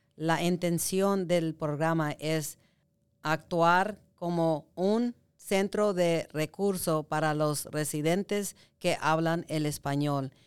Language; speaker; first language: Spanish; early bilingual, heritage; Spanish